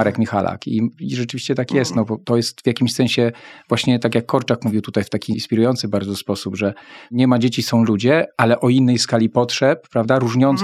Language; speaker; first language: Polish; native; Polish